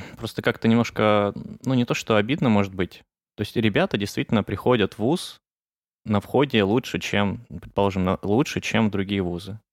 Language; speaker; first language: Russian; native; Russian